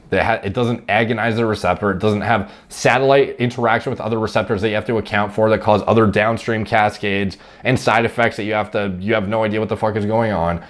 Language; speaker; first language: English; native; English